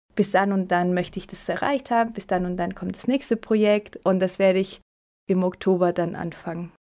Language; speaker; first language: German; early bilingual, other home language; Spanish